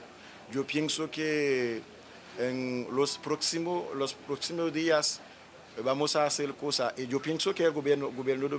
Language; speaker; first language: Spanish; non-native, learner; Haitian Creole